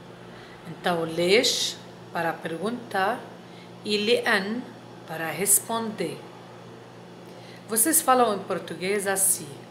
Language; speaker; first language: Portuguese; non-native, fluent; Arabic